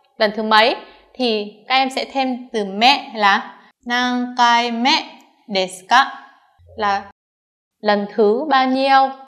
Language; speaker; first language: Vietnamese; native; Vietnamese